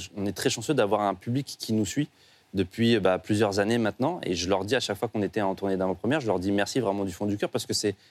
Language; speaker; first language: French; native; French